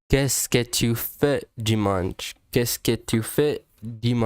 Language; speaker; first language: French; non-native, learner; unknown